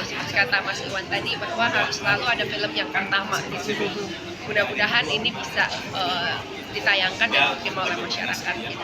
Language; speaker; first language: Indonesian; native; Indonesian